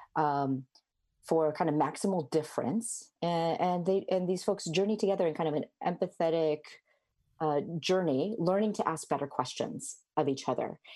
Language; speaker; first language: English; native; English